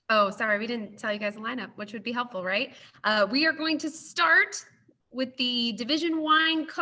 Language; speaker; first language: English; native; English